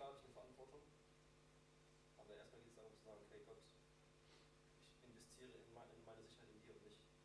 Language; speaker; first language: German; native; German